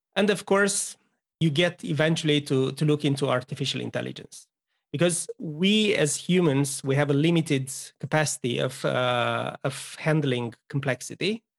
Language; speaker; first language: English; non-native, fluent; Romanian